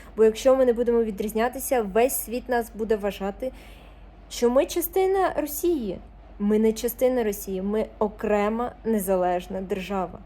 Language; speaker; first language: Ukrainian; non-native, local second language; Russian